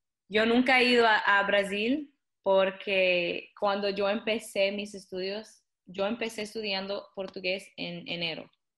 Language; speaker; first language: Spanish; non-native, fluent; English